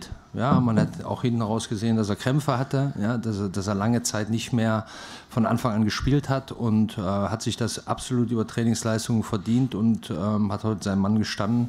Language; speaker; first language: German; native; German